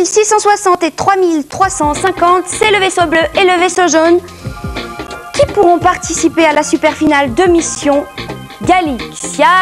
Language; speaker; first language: French; native; French